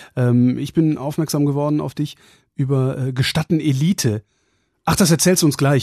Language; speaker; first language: German; native; German